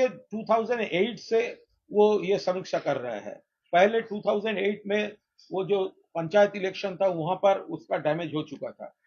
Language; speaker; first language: Hindi; non-native, local second language; Bangla